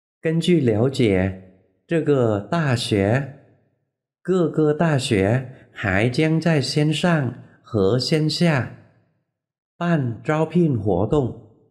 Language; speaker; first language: Chinese; non-native, fluent; Vietnamese